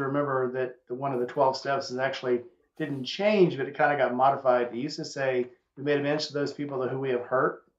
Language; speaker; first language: English; native; English